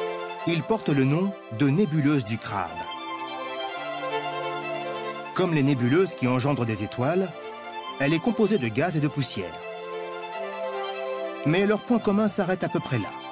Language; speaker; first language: French; native; French